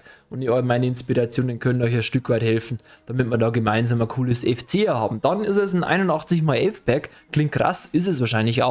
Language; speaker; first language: German; native; German